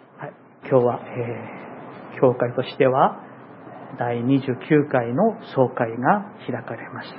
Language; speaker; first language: Japanese; non-native, fluent; Korean